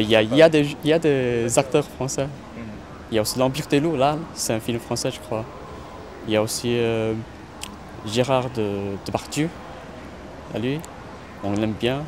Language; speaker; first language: French; non-native, fluent; Chinese